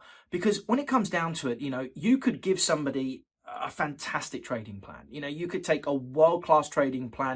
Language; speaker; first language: English; native; English